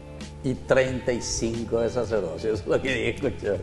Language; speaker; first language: Spanish; native; Spanish